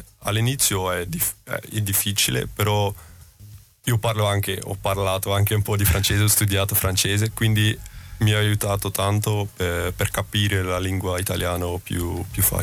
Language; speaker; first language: Italian; non-native, learner; Dutch